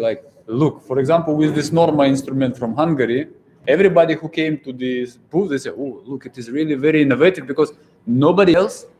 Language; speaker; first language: English; non-native, fluent; Russian